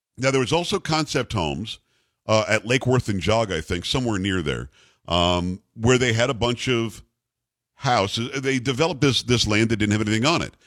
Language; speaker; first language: English; native; English